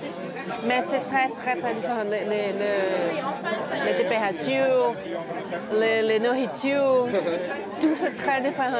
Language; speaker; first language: French; non-native, learner; Portuguese